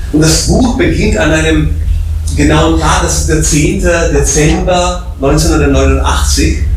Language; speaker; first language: German; non-native, fluent; Slovak